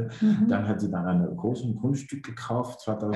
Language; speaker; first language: German; non-native, learner; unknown